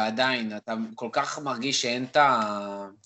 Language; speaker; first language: Hebrew; native; Hebrew